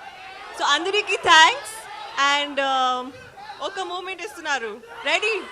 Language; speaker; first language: Telugu; non-native, learner; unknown